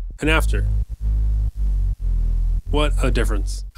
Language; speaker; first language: English; native; English